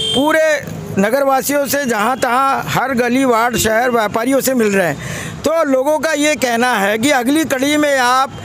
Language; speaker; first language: Hindi; native; Hindi